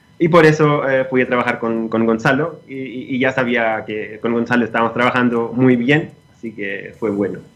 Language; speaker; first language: Spanish; non-native, fluent; Greek